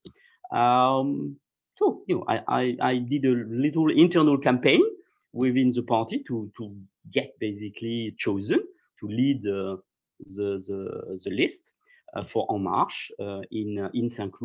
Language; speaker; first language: English; non-native, fluent; French